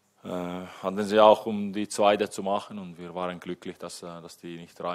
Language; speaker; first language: German; non-native, fluent; Finnish